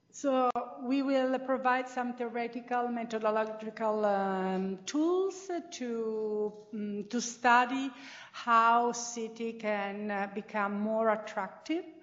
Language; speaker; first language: English; non-native, fluent; Italian